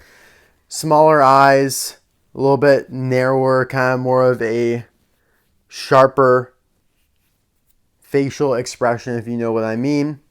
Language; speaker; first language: English; native; English